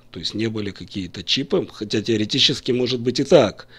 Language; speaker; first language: Russian; native; Russian